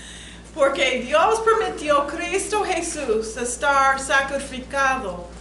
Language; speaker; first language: Spanish; non-native, fluent; English